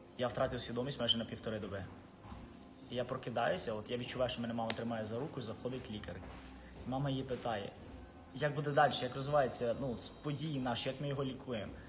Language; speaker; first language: Ukrainian; native; Ukrainian